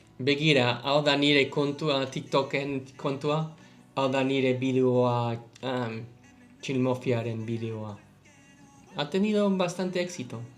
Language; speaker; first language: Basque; non-native, learner; English